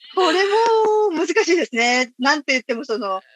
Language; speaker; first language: Japanese; native; Japanese